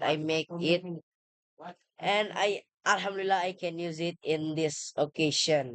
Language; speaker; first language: English; non-native, learner; Indonesian